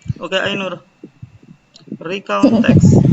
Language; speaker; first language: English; non-native, learner; Indonesian